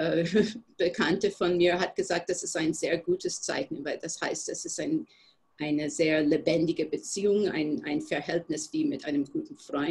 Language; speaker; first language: German; non-native, fluent; English